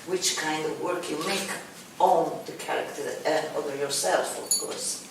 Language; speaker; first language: English; non-native, fluent; Italian